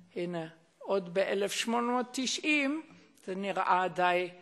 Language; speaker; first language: Hebrew; non-native, fluent; German